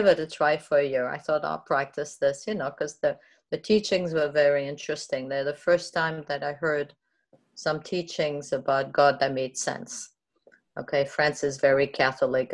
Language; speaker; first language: English; non-native, fluent; French